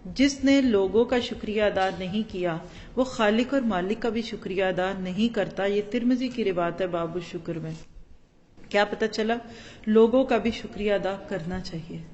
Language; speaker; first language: Urdu; non-native, local second language; Punjabi